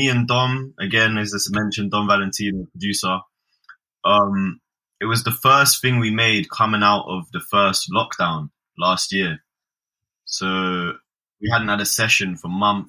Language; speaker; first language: English; native; English